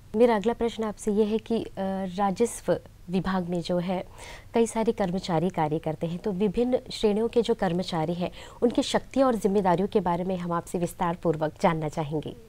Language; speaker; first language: Hindi; native; Hindi